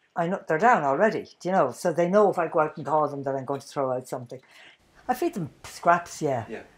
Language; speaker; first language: English; native; English